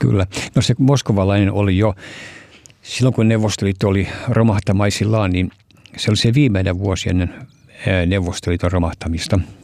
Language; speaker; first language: Finnish; early bilingual, heritage; Finnish